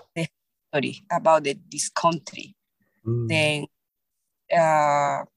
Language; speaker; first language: English; non-native, learner; Spanish